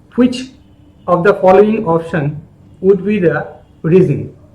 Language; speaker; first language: English; non-native, local second language; Bangla